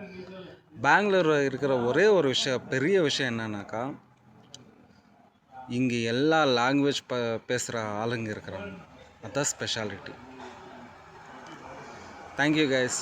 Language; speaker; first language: Tamil; non-native, local second language; Kannada